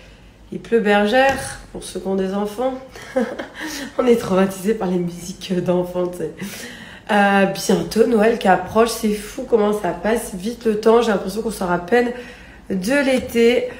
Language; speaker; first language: French; native; French